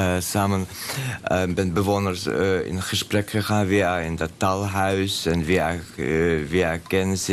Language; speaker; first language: Dutch; non-native, learner; Russian